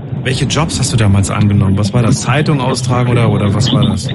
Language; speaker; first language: German; native; German